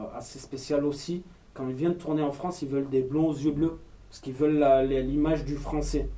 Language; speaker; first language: French; native; French